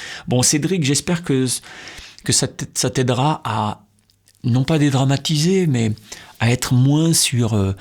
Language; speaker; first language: French; native; French